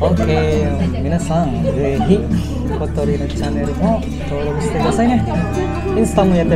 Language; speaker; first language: Japanese; non-native, fluent; Indonesian